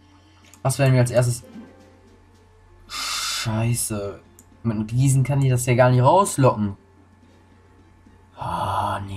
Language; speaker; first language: German; native; German